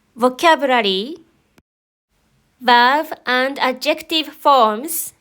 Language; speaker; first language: English; non-native, fluent; Japanese